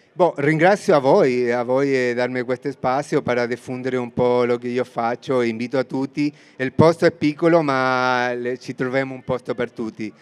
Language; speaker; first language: Italian; non-native, fluent; Spanish